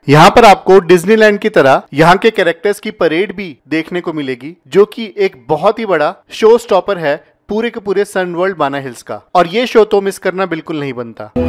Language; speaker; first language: Hindi; native; Hindi